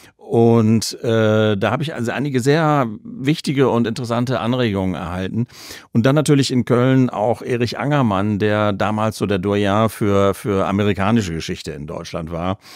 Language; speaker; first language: German; native; German